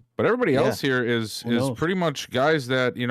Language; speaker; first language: English; native; English